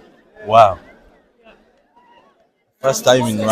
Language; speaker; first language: English; non-native, learner; Kinyarwanda